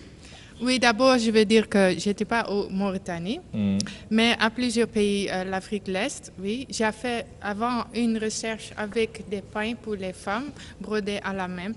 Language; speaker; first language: French; non-native, learner; Dutch